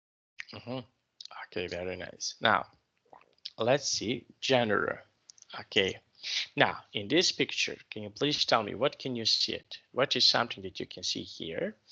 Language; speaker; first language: English; non-native, fluent; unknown